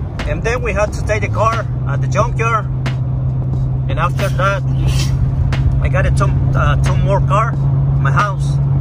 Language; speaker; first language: English; non-native, learner; Spanish